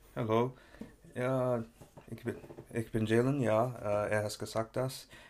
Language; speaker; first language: German; non-native, learner; English